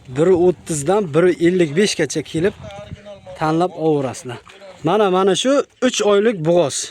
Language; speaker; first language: Uzbek; native; Uzbek